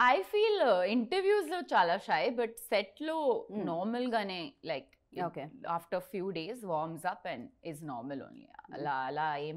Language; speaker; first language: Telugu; non-native, learner; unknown